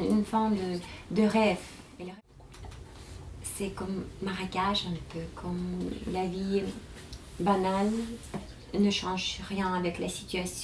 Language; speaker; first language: French; non-native, learner; Russian